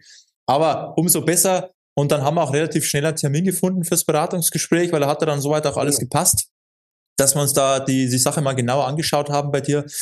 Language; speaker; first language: German; native; German